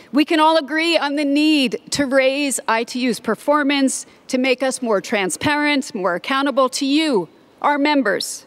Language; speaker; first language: English; native; English